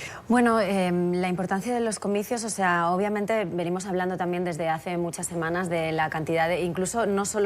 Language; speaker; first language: Spanish; native; Spanish